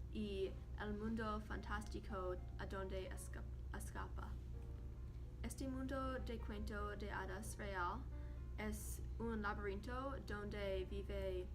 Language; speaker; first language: Spanish; non-native, learner; English